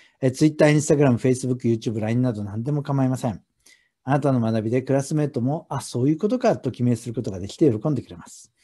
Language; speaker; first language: Japanese; native; Japanese